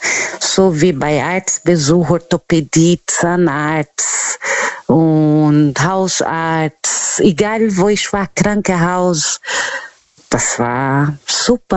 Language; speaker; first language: German; non-native, learner; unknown